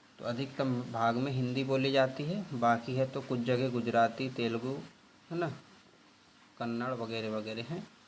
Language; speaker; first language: Hindi; native; Hindi